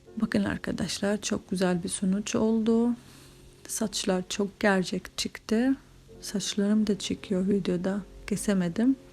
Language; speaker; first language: Turkish; non-native, fluent; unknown